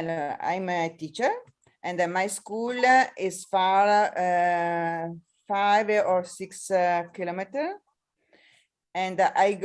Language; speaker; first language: English; non-native, learner; Italian